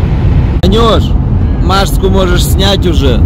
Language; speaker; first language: Russian; native; Russian